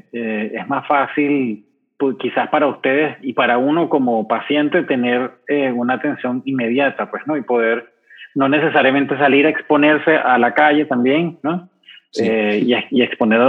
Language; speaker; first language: Spanish; native; Spanish